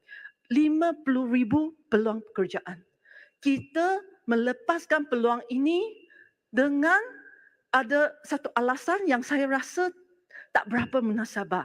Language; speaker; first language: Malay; non-native, local second language; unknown